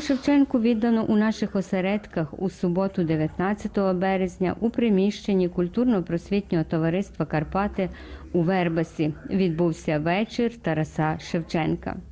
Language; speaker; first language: Ukrainian; early bilingual, heritage; Ukrainian